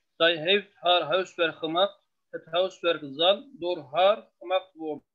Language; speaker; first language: Dutch; non-native, learner; Turkish